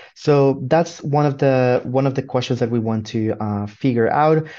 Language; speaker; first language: English; non-native, fluent; Spanish